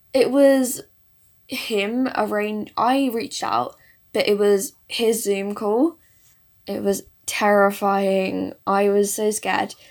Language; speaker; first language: English; early bilingual, other home language; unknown